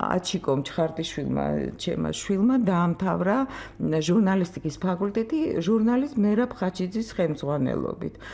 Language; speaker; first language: Georgian; non-native, fluent; Russian